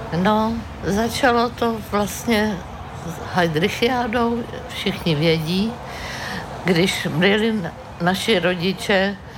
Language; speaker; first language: Czech; native; Czech